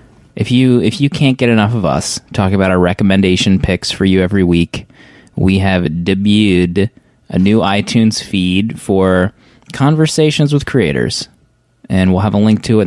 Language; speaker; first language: English; native; English